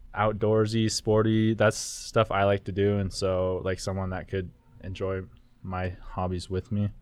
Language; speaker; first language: English; native; English